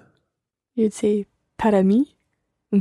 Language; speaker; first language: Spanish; non-native, learner; English